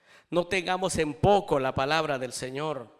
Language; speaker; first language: Spanish; native; Spanish